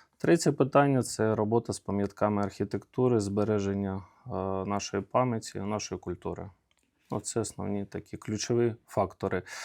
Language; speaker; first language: Ukrainian; native; Ukrainian